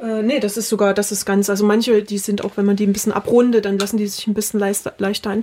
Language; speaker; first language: German; native; German